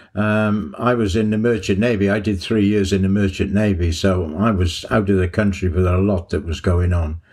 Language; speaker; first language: English; native; English